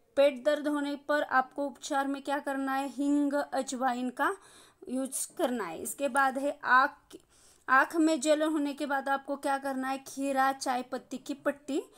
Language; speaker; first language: Hindi; non-native, local second language; Marathi